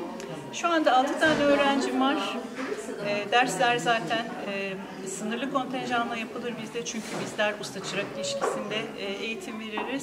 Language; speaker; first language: Turkish; native; Turkish